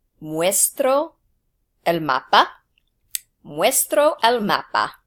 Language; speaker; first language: Spanish; non-native, fluent; English